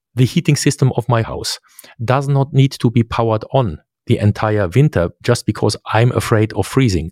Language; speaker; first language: English; non-native, fluent; German